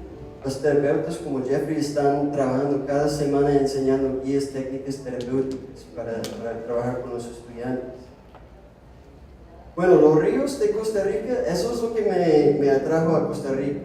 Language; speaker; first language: Spanish; non-native, fluent; English